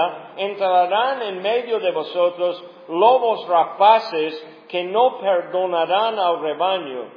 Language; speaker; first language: Spanish; non-native, fluent; English